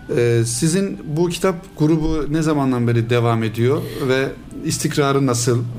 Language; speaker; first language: Turkish; native; Turkish